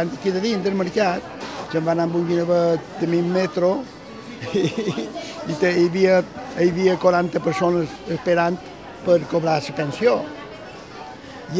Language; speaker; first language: Catalan; native; Catalan